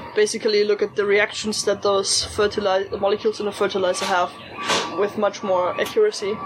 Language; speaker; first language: English; early bilingual, other home language; German